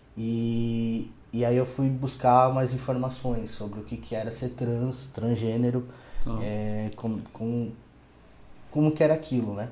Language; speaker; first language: Portuguese; native; Portuguese